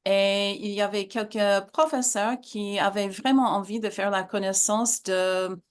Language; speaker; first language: French; non-native, fluent; English